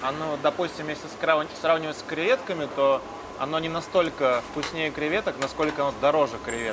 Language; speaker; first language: Russian; native; Russian